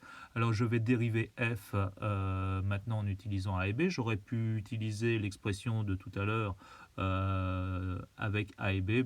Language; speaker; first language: French; native; French